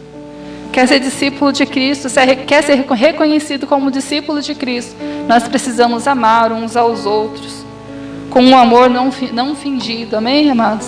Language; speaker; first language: Portuguese; native; Portuguese